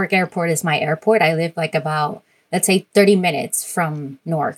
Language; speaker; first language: English; non-native, fluent; Spanish